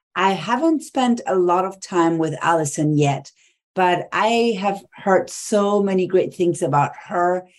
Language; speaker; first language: English; non-native, fluent; Spanish